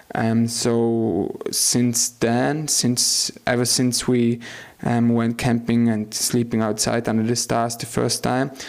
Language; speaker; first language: English; non-native, fluent; German